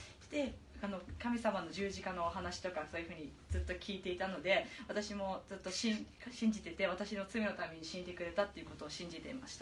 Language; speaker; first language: Japanese; native; Japanese